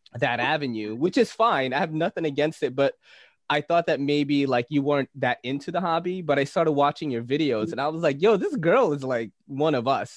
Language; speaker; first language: English; native; English